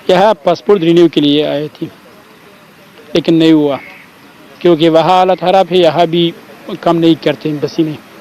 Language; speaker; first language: Hindi; non-native, learner; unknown